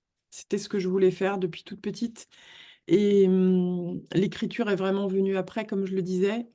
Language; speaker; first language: French; native; French